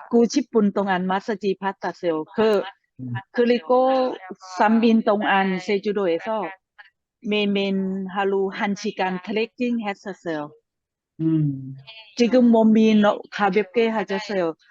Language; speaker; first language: Korean; non-native, learner; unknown